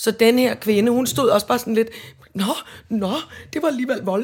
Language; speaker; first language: Danish; native; Danish